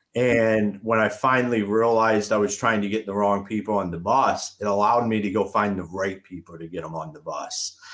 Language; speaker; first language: English; native; English